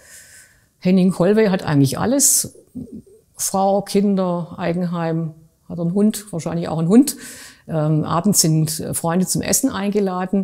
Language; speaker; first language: German; native; German